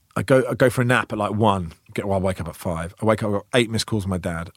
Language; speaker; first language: English; native; English